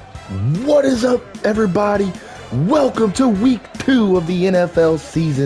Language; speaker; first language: English; native; English